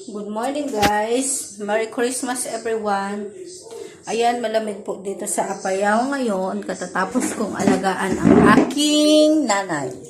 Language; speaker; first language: Filipino; native; Filipino